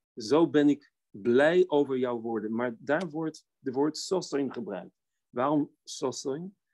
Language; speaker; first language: Dutch; non-native, fluent; Hebrew